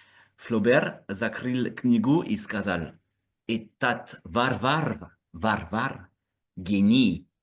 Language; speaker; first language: Russian; non-native, learner; French